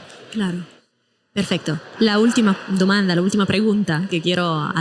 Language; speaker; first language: Spanish; non-native, fluent; Italian